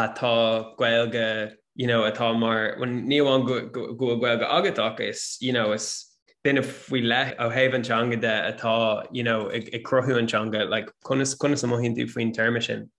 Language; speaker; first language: Irish; non-native, local second language; English